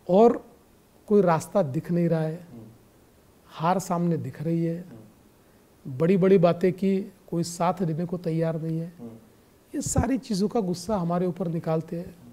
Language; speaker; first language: Hindi; non-native, local second language; Marathi